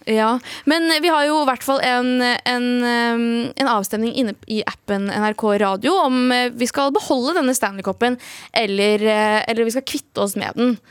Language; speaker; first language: Norwegian; early bilingual, other home language; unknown